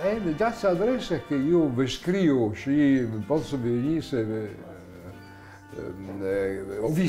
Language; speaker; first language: Romanian; non-native, learner; Italian